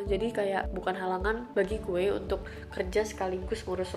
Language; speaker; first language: Indonesian; native; Indonesian